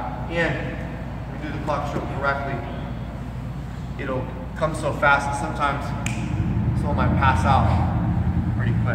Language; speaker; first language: English; native; English